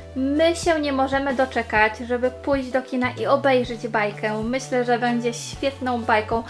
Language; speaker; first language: Polish; native; Polish